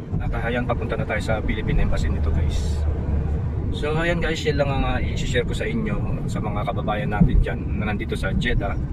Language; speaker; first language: Filipino; non-native, local second language; Pampanga